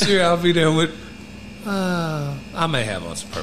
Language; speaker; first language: English; native; English